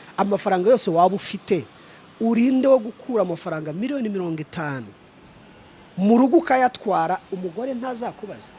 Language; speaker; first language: Kinyarwanda; native; Kinyarwanda